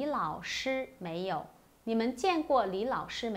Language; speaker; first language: Chinese; non-native, fluent; Korean